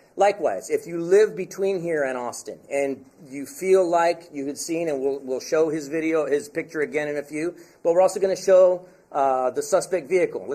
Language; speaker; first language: English; early bilingual, other home language; Spanish